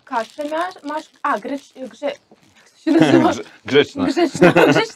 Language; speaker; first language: Polish; non-native, fluent; Russian